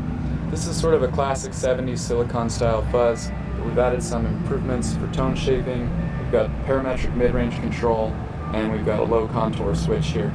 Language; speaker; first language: English; native; English